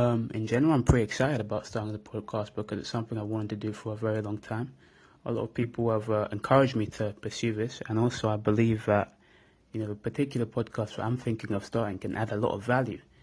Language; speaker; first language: English; early bilingual, other home language; French